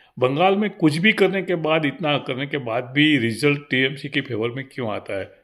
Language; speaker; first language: Hindi; non-native, local second language; Gujarati